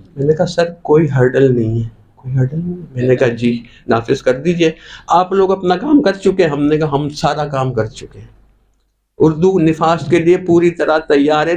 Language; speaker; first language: Urdu; native; Urdu